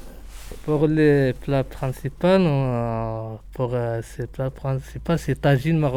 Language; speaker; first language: French; non-native, learner; Arabic